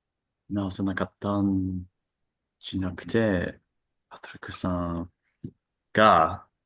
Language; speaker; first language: Japanese; non-native, learner; English